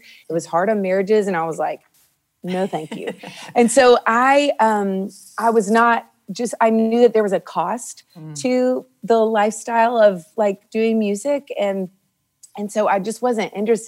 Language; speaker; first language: English; native; English